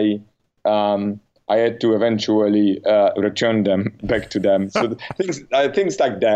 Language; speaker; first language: English; non-native, fluent; Polish